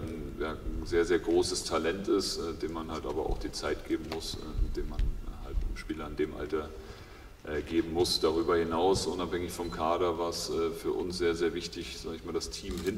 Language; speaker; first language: German; native; German